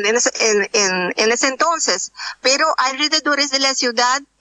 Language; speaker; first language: Spanish; non-native, fluent; Russian